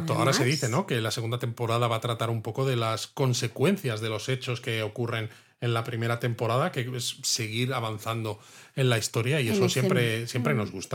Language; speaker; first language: Spanish; native; Spanish